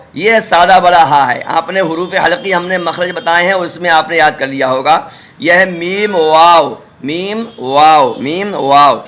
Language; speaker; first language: Urdu; native; Urdu